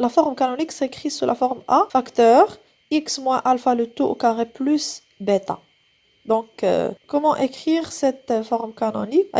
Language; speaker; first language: French; non-native, local second language; Arabic